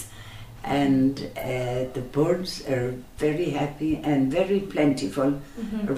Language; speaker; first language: English; native; English